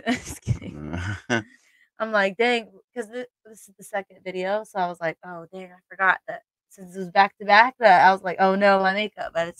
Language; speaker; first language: English; native; English